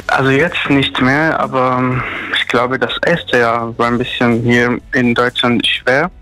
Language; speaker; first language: German; non-native, fluent; Arabic